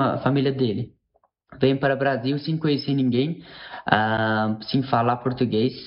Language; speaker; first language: Portuguese; non-native, learner; Persian